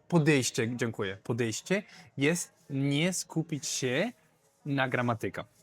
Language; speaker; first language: Polish; non-native, learner; Spanish